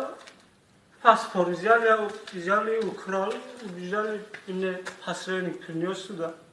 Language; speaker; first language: Russian; non-native, learner; Tajik